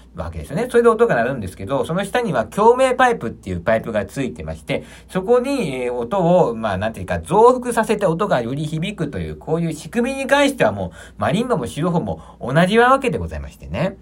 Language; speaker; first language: Japanese; native; Japanese